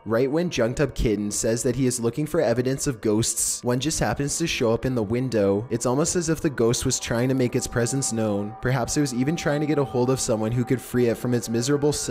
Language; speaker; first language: English; native; English